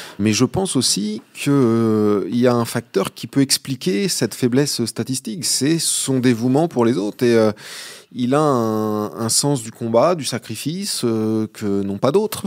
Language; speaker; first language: French; native; French